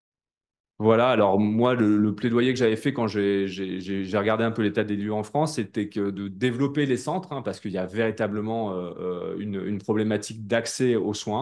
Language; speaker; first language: French; native; French